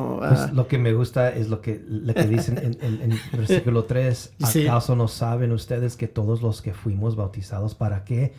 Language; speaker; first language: Spanish; early bilingual, heritage; Spanish